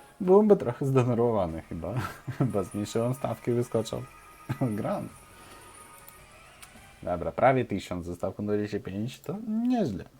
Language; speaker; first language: Polish; non-native, fluent; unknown